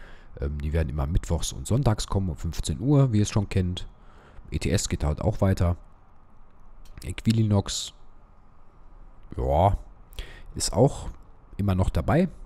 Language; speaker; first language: German; native; German